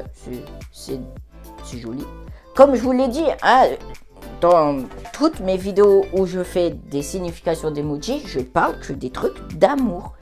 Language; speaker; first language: French; native; French